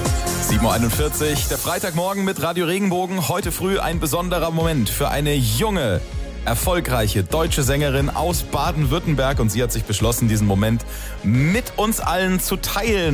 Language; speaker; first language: German; native; German